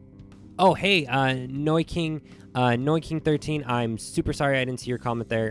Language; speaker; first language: English; native; English